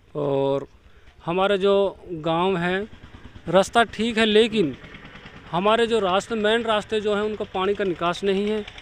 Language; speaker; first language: Hindi; native; Hindi